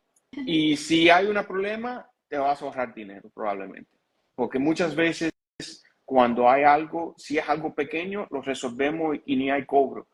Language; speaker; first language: Spanish; early bilingual, heritage; Spanish